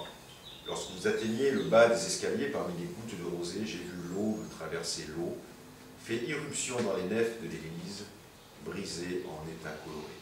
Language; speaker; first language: French; native; French